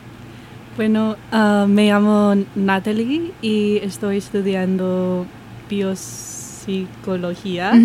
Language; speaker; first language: Spanish; non-native, learner; English